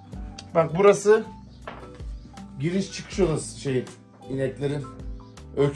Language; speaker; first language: Turkish; native; Turkish